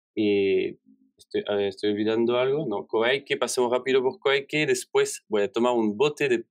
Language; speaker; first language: Spanish; non-native, fluent; French